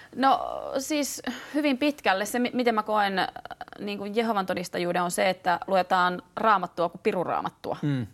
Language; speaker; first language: Finnish; native; Finnish